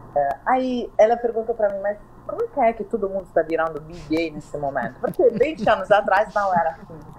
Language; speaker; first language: Portuguese; non-native, fluent; Italian